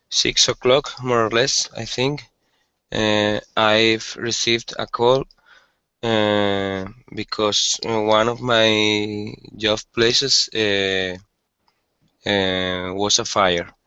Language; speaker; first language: English; non-native, learner; Spanish